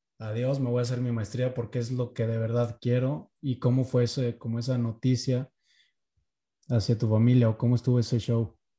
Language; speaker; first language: Spanish; native; Spanish